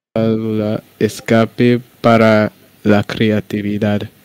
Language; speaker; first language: Spanish; non-native, learner; English